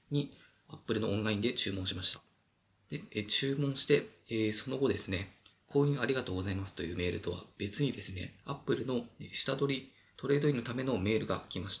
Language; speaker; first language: Japanese; native; Japanese